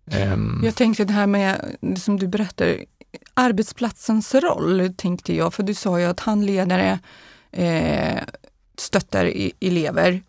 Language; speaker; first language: Swedish; non-native, fluent; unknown